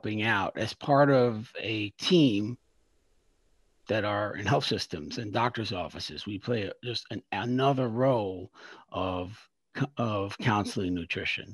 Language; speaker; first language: English; native; English